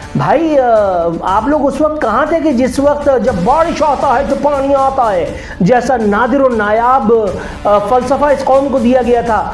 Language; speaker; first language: Urdu; native; Urdu